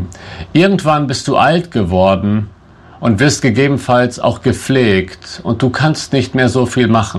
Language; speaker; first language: German; native; German